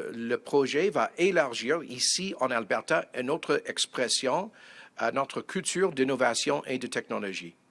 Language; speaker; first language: French; non-native, fluent; English